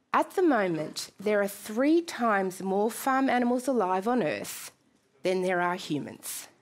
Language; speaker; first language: English; native; English